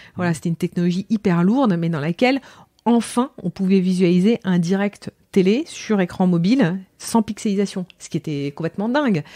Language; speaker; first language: French; native; French